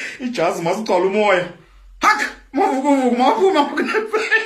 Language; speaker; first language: Zulu; non-native, local second language; Xhosa